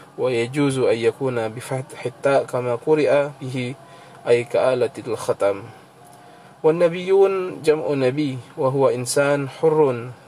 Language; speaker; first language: Arabic; non-native, fluent; Indonesian